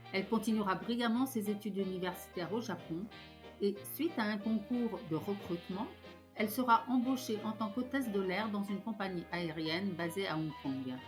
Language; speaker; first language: French; native; French